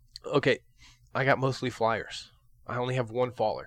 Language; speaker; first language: English; native; English